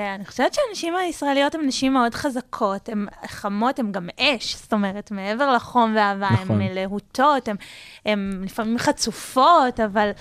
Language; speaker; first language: Hebrew; early bilingual, other home language; English